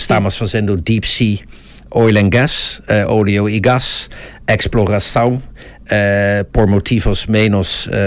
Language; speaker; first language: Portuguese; non-native, fluent; Dutch